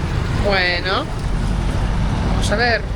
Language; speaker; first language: Spanish; non-native, fluent; Estonian